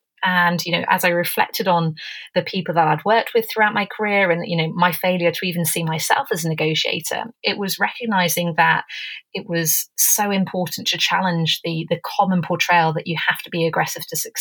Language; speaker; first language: English; native; English